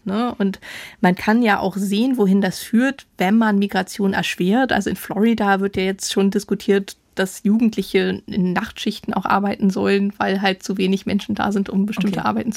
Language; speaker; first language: German; native; German